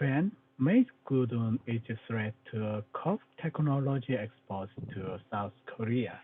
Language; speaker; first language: English; non-native, learner; Korean